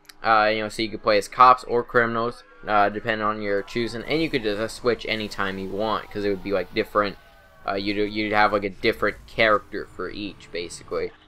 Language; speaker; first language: English; native; English